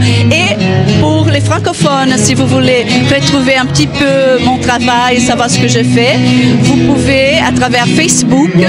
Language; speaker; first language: French; non-native, fluent; Portuguese